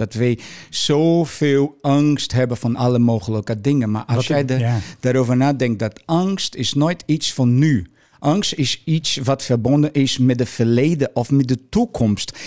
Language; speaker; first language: Dutch; non-native, fluent; Portuguese